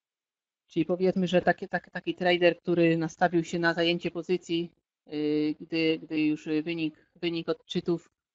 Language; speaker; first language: Polish; native; Polish